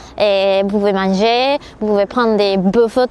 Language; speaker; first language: French; non-native, learner; Spanish